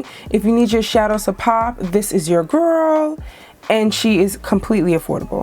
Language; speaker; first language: English; native; English